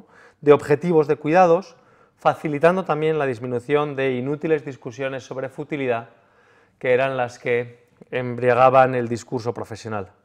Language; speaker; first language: Spanish; native; Spanish